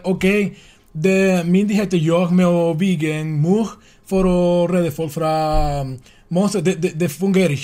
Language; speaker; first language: Norwegian; non-native, learner; Swedish